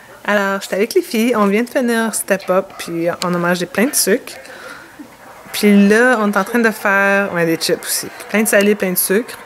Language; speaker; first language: French; native; French